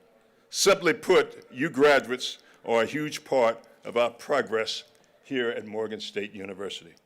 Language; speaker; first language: English; native; English